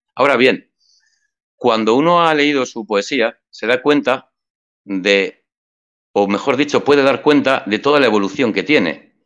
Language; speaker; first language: Spanish; native; Spanish